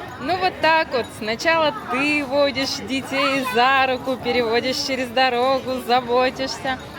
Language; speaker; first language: Russian; native; Russian